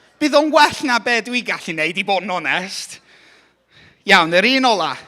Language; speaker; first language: Welsh; non-native, local second language; English